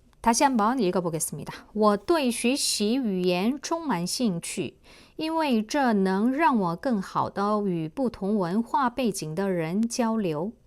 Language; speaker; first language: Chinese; non-native, fluent; Korean